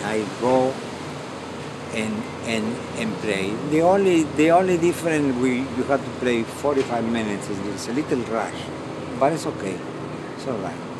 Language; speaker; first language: English; non-native, fluent; Spanish